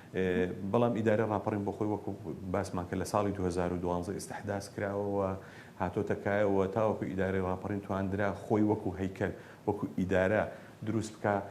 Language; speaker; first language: Central Kurdish; native; Central Kurdish